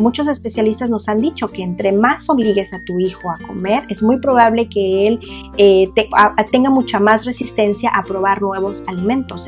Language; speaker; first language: Spanish; native; Spanish